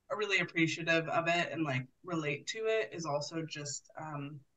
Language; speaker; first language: English; native; English